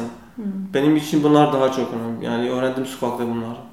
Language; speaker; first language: Turkish; non-native, learner; Kurdish